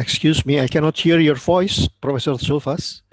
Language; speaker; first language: English; non-native, learner; Indonesian